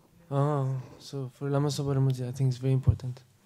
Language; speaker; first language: English; non-native, fluent; Spanish